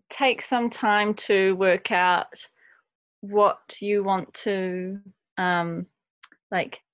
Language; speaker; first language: English; native; English